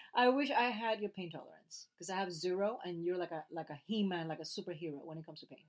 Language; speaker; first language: English; non-native, fluent; Spanish